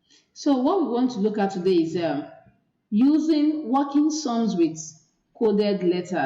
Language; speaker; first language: English; non-native, local second language; Yoruba